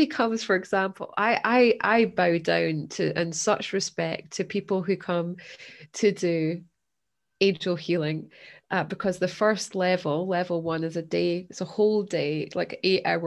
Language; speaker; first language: English; native; English